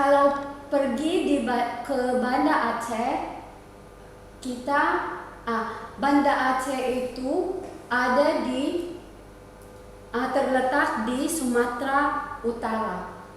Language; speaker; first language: Indonesian; non-native, learner; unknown